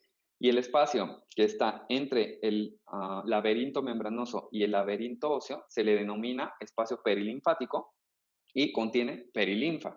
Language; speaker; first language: Spanish; native; Spanish